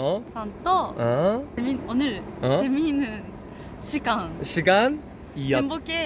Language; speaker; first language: Korean; non-native, learner; Japanese